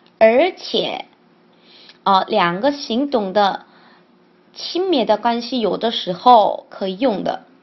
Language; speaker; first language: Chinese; non-native, learner; Korean